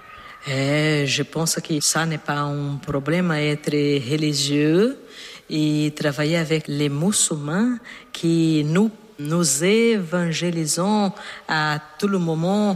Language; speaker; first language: French; non-native, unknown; Portuguese